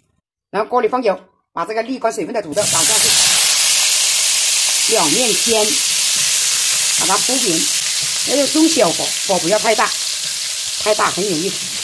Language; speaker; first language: Chinese; native; Chinese